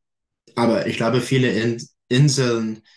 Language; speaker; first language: German; non-native, fluent; English